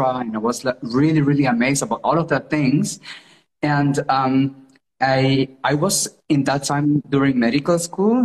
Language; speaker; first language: English; non-native, fluent; Spanish